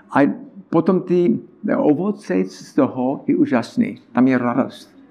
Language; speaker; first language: Czech; non-native, learner; English